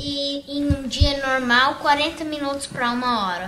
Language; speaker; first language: Portuguese; early bilingual, heritage; Portuguese